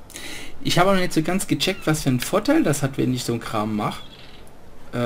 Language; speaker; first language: German; native; German